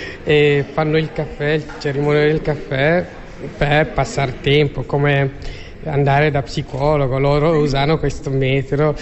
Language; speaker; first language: Italian; non-native, learner; Tigrinya